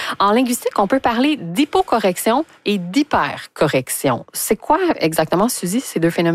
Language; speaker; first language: French; native; French